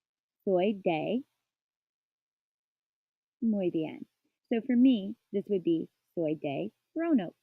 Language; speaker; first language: Spanish; non-native, learner; English